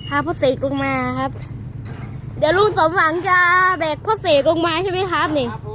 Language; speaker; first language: Thai; native; Thai